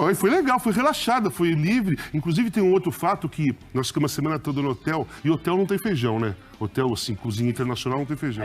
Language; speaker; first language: Portuguese; native; Portuguese